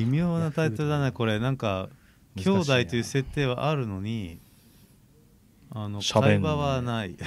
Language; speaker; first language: Japanese; native; Japanese